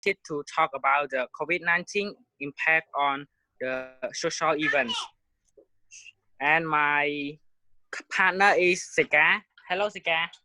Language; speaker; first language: English; non-native, learner; Khmer